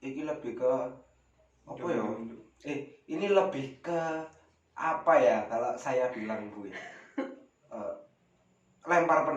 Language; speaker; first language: Indonesian; native; Indonesian